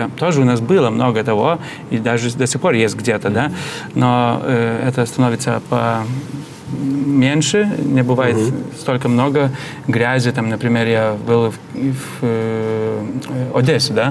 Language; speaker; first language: Russian; non-native, fluent; Lithuanian